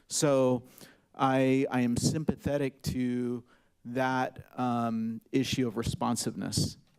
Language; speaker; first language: English; native; English